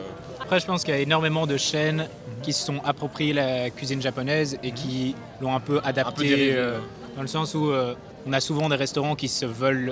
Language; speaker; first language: French; native; French